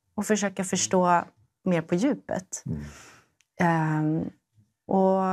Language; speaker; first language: Swedish; native; Swedish